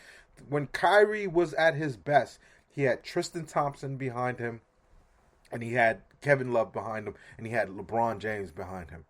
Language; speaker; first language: English; native; English